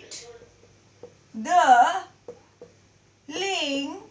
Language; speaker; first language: English; non-native, local second language; Hindi